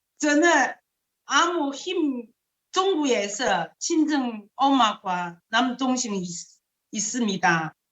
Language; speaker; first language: Korean; non-native, learner; Chinese